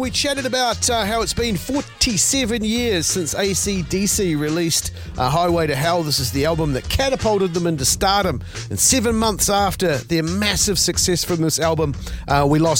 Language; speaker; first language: English; native; English